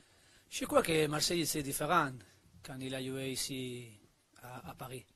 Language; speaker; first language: French; non-native, learner; Spanish